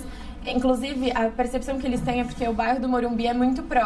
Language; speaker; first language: Portuguese; native; Portuguese